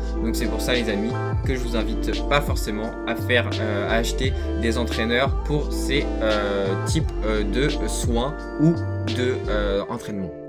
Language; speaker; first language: French; native; French